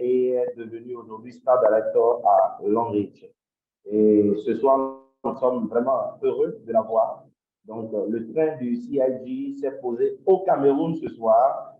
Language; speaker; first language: French; non-native, local second language; Yoruba